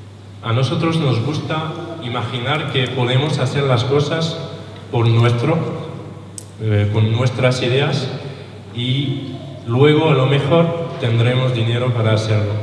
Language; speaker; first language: Spanish; non-native, learner; French